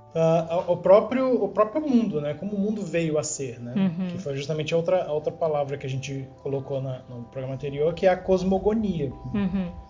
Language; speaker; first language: Portuguese; native; Portuguese